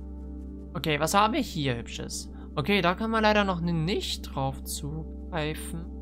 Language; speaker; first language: German; native; German